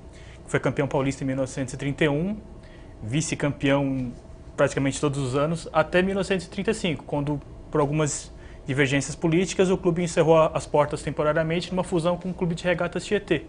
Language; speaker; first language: Portuguese; native; Portuguese